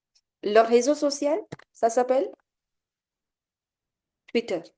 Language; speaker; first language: French; non-native, fluent; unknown